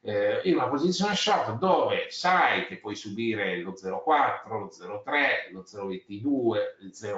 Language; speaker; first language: Italian; native; Italian